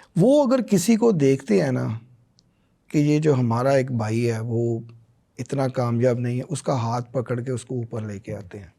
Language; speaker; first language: Urdu; non-native, local second language; Punjabi